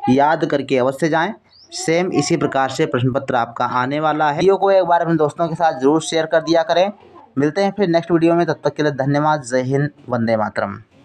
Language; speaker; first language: Hindi; native; Hindi